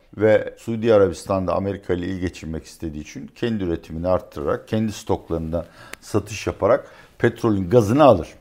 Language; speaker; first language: Turkish; native; Turkish